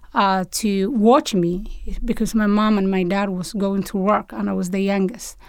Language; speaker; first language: English; non-native, learner; Somali